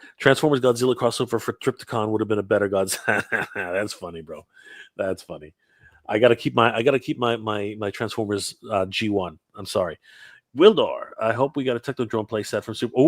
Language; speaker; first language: English; native; English